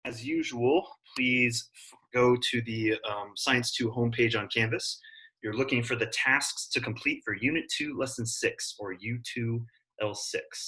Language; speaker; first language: English; native; English